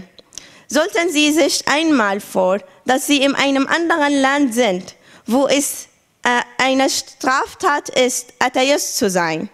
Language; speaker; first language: German; non-native, learner; Arabic